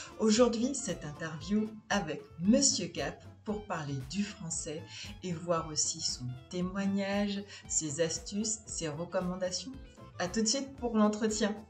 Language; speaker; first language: French; native; French